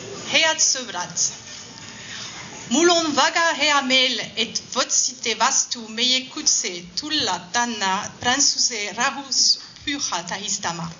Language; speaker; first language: Estonian; non-native, learner; French